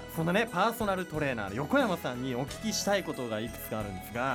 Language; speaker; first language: Japanese; native; Japanese